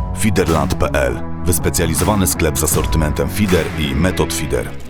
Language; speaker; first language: Polish; native; Polish